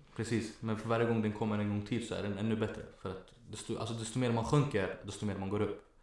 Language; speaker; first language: Swedish; early bilingual, other home language; Arabic